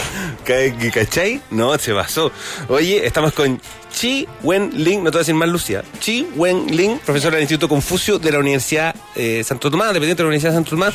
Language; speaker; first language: Spanish; native; Spanish